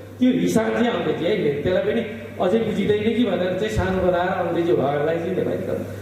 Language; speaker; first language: Nepali; native; Nepali